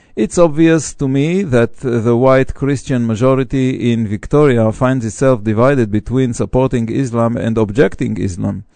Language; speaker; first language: English; non-native, fluent; Hebrew